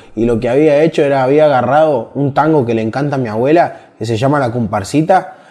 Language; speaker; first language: Spanish; native; Spanish